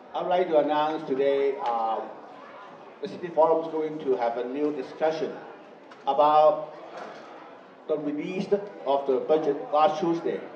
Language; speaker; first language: English; non-native, learner; Chinese